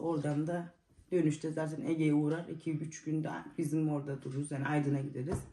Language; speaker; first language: Turkish; early bilingual, heritage; Turkish